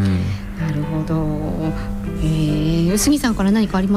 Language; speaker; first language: Japanese; native; Japanese